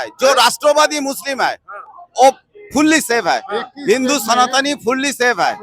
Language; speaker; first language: Hindi; non-native, local second language; Bangla